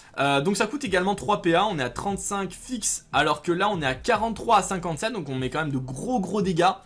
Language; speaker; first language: French; native; French